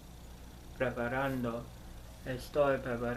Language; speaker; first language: Spanish; non-native, learner; English